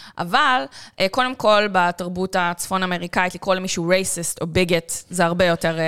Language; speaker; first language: Hebrew; native; Hebrew